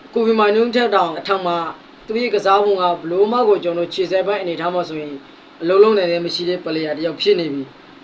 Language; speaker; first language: Burmese; native; Burmese